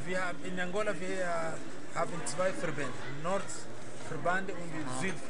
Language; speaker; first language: German; non-native, learner; Portuguese